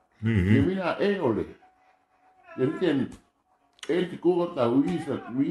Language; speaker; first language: Finnish; non-native, learner; Thai